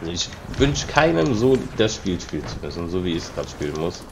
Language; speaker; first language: German; native; German